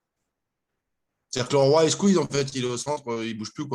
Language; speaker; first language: French; native; French